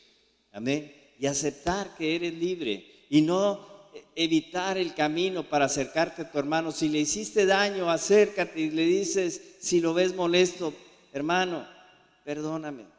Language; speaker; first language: Spanish; native; Spanish